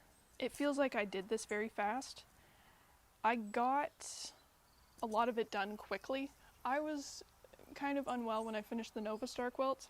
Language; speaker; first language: English; native; English